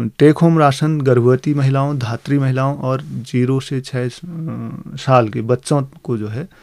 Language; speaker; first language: Hindi; native; Hindi